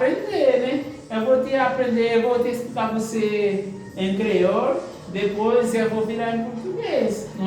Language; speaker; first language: Portuguese; non-native, learner; Haitian Creole